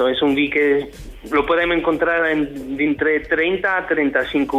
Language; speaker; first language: Catalan; non-native, fluent; French